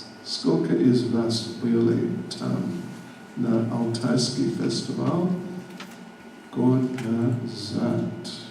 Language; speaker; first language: Russian; non-native, learner; English